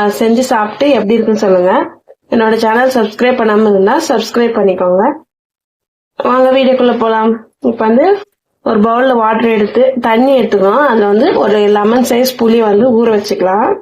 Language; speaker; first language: Tamil; native; Tamil